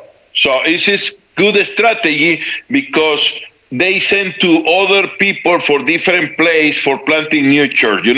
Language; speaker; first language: English; non-native, learner; Spanish